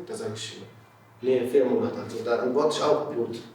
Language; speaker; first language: German; non-native, learner; Arabic